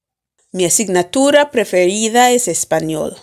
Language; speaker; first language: Spanish; non-native, fluent; English